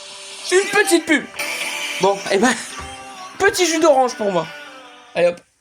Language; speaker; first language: French; native; French